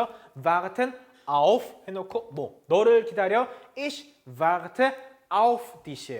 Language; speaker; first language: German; non-native, fluent; Korean